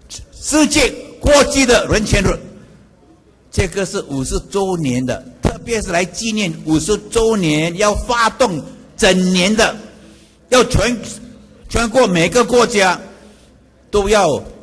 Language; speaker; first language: Chinese; native; Chinese